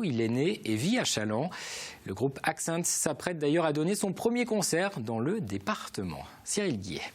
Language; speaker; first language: French; native; French